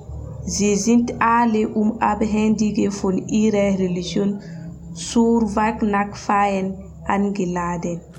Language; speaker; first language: German; non-native, learner; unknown